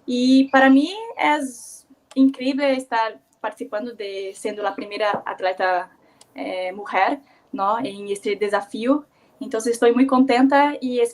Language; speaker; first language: Spanish; non-native, learner; Portuguese